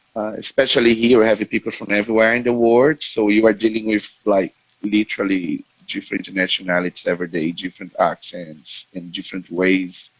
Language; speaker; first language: English; non-native, fluent; Portuguese